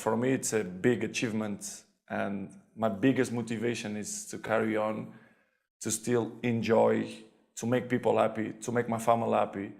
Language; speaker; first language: English; non-native, fluent; Portuguese